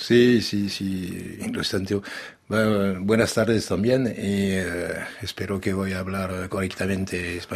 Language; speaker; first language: Spanish; non-native, learner; French